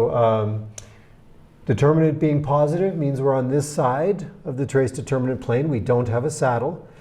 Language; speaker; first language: English; native; English